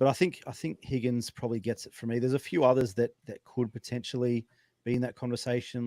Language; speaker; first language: English; native; English